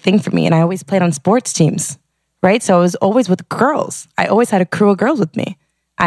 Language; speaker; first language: English; native; English